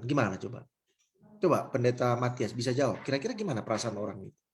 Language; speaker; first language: Indonesian; native; Indonesian